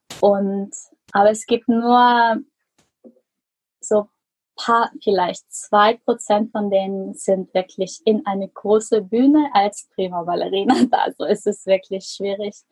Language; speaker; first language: German; non-native, fluent; Korean